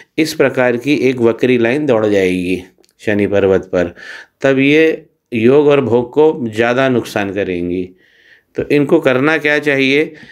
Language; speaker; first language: Hindi; native; Hindi